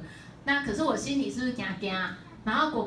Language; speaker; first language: Chinese; native; Chinese